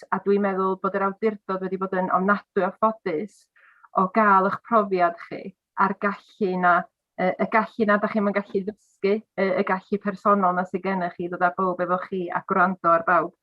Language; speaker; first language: Welsh; native; Welsh